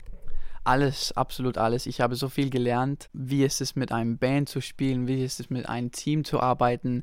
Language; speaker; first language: German; non-native, local second language; Danish